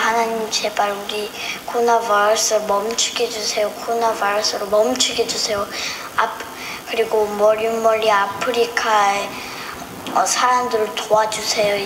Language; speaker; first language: Korean; early bilingual, heritage; Korean